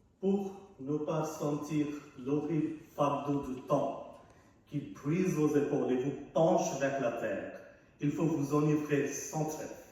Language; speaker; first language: French; non-native, fluent; Arabic